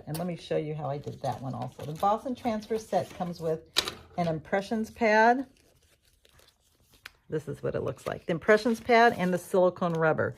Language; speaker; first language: English; native; English